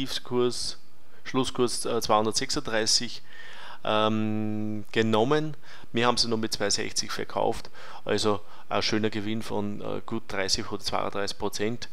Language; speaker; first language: German; native; German